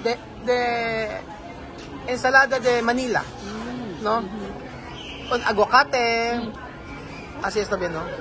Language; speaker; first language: Spanish; non-native, learner; Filipino